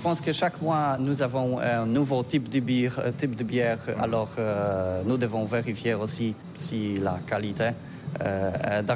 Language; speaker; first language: French; non-native, learner; Polish